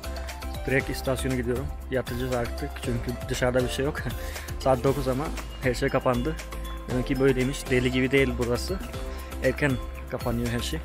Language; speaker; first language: Turkish; non-native, fluent; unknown